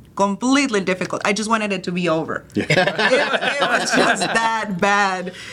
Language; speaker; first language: English; early bilingual, other home language; Spanish